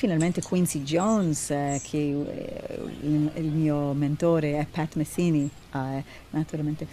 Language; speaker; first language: Italian; non-native, learner; Hebrew